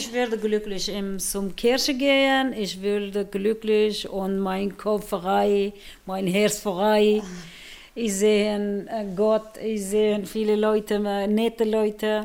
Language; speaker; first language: German; non-native, learner; Arabic